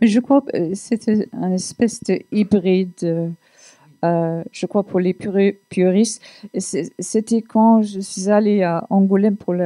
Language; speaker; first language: French; non-native, fluent; English